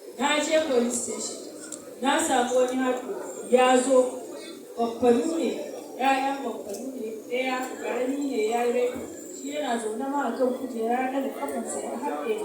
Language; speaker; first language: Hausa; non-native, local second language; Fula